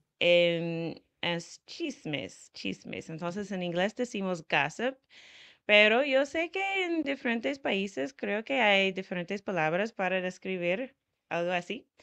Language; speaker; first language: Spanish; non-native, fluent; English